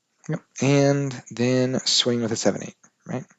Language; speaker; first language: English; native; English